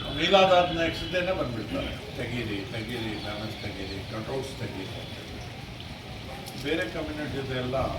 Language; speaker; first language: Kannada; non-native, local second language; Urdu